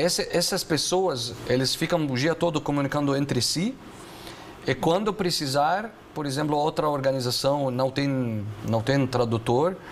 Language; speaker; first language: Portuguese; non-native, fluent; Arabic